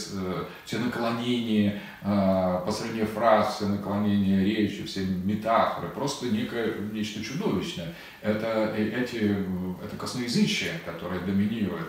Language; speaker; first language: Russian; native; Russian